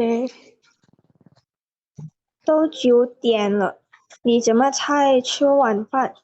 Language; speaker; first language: Chinese; non-native, learner; Indonesian